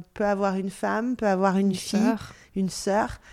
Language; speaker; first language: French; native; French